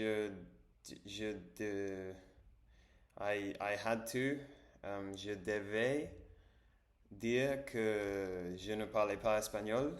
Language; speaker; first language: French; non-native, learner; English